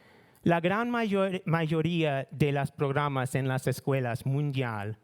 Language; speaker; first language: Spanish; non-native, learner; English